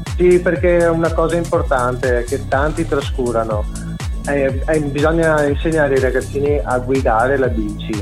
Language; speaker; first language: Italian; native; Italian